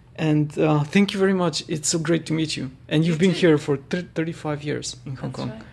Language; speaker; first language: English; non-native, fluent; Bulgarian